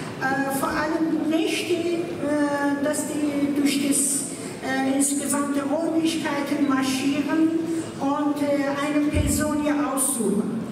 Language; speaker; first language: German; non-native, fluent; Persian